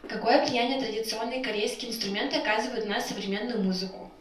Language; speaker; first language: Russian; native; Russian